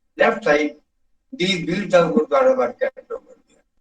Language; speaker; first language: English; non-native, local second language; Punjabi